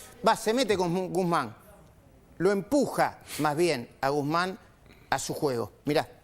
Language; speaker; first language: Spanish; native; Spanish